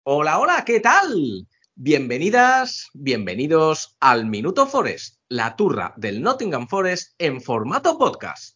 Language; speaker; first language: Spanish; native; Spanish